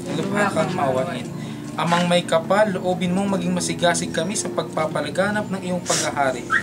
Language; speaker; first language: Filipino; non-native, local second language; Hiligaynon